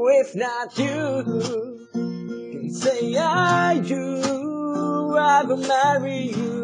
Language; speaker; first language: English; non-native, learner; Czech